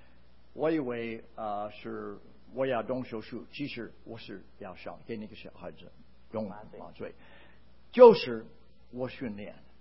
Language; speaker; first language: Chinese; non-native, fluent; English